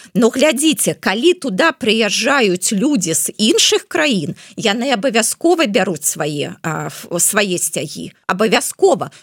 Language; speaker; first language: Belarusian; non-native, local second language; Russian